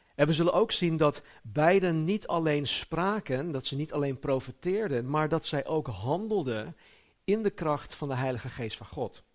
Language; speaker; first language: Dutch; native; Dutch